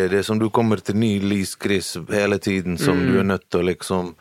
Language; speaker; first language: Norwegian; early bilingual, other home language; Bosnian